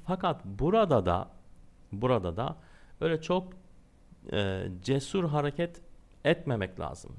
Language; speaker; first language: Turkish; native; Turkish